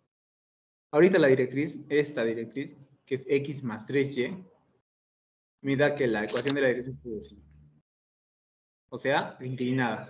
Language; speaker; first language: Spanish; native; Spanish